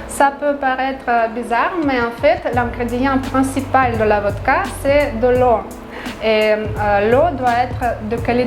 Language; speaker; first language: French; non-native, fluent; Russian